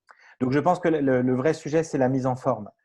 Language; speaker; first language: French; native; French